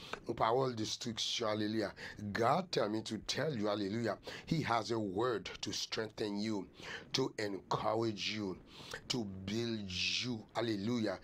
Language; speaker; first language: English; non-native, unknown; Haitian Creole